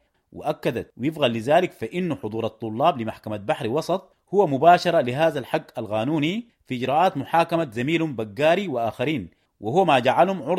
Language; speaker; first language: Arabic; native; Arabic